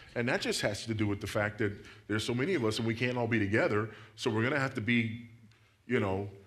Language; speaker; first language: English; native; English